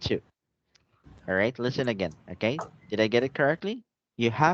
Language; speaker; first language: English; non-native, local second language; Filipino